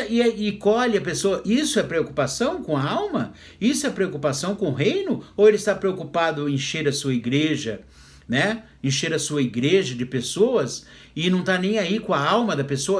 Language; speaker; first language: Portuguese; native; Portuguese